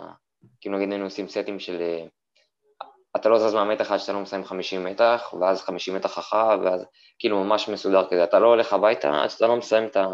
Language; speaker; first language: Hebrew; native; Hebrew